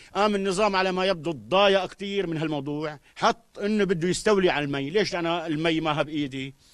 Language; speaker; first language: Arabic; native; Arabic